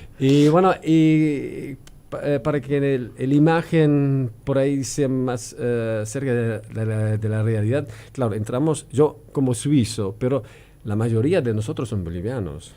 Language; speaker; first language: Spanish; non-native, fluent; German